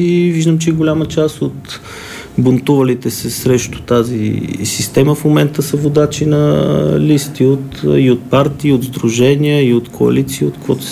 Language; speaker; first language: Bulgarian; native; Bulgarian